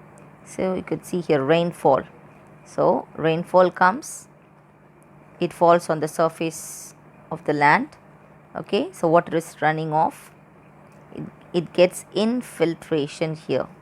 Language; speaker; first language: English; non-native, local second language; Tamil